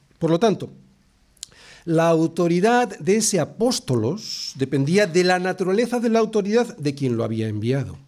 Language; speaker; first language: Spanish; native; Spanish